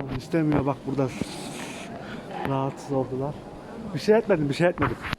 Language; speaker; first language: Turkish; native; Turkish